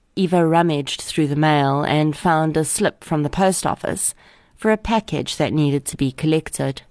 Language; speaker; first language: English; native; English